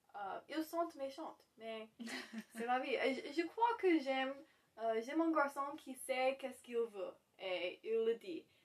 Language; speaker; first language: French; non-native, learner; English